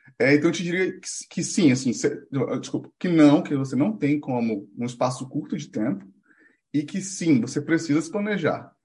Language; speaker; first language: Portuguese; native; Portuguese